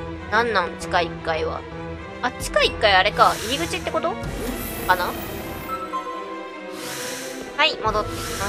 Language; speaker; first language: Japanese; native; Japanese